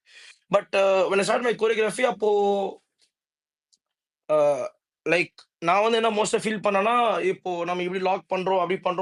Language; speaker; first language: Tamil; native; Tamil